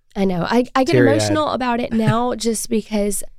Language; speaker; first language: English; native; English